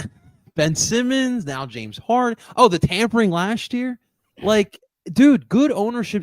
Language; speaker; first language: English; native; English